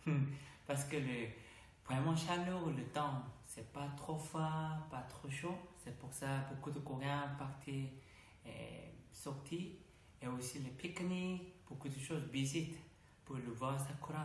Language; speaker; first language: French; non-native, learner; Korean